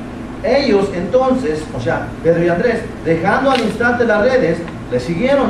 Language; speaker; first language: Spanish; native; Spanish